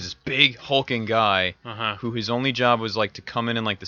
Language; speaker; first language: English; native; English